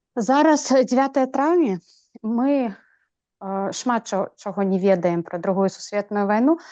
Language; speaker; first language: Belarusian; non-native, local second language; Russian